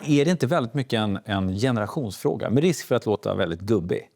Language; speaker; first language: Swedish; native; Swedish